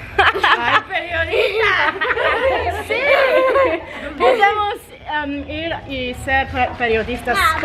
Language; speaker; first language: Spanish; non-native, learner; English